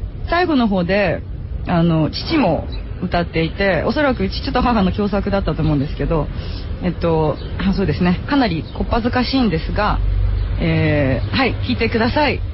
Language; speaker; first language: Japanese; early bilingual, heritage; Japanese